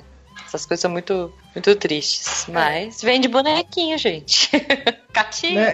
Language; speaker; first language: Portuguese; native; Portuguese